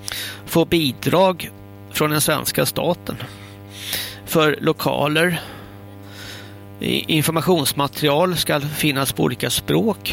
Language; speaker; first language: Swedish; native; Swedish